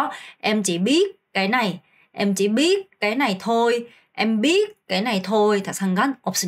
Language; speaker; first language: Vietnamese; non-native, fluent; Korean